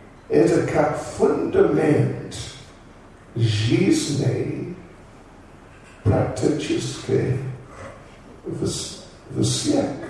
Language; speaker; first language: Russian; non-native, learner; English